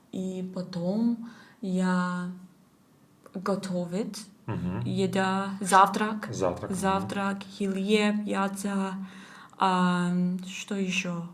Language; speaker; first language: Russian; non-native, learner; English